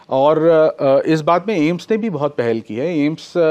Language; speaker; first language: Hindi; native; Hindi